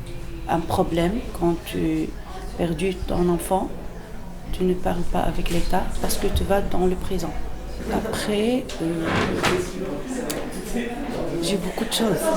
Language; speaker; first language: French; non-native, learner; Arabic